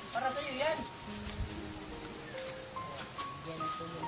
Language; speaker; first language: Filipino; non-native, local second language; Cebuano